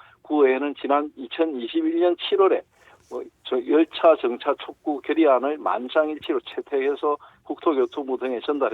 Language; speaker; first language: Korean; native; Korean